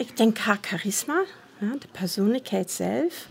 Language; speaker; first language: Dutch; non-native, fluent; German